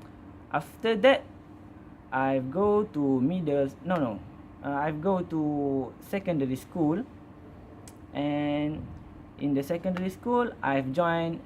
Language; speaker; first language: English; non-native, learner; Malay